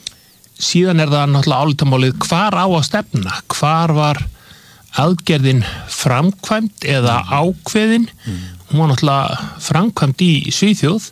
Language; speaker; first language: Icelandic; native; Icelandic